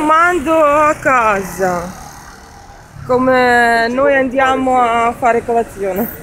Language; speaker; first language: Italian; non-native, learner; Russian